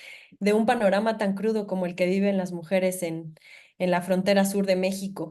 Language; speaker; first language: Spanish; native; Spanish